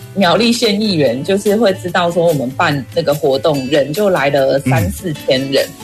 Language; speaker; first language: Chinese; non-native, local second language; Min Nan Chinese